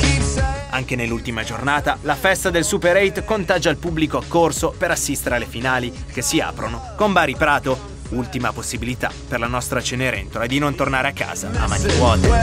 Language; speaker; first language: Italian; native; Italian